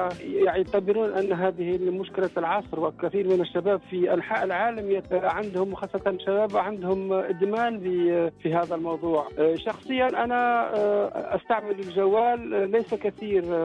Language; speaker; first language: Arabic; non-native, fluent; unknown